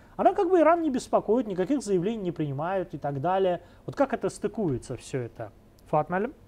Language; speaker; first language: Russian; non-native, local second language; Azerbaijani